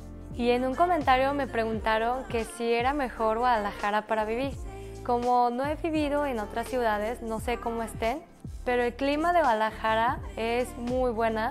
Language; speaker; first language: Spanish; early bilingual, other home language; Korean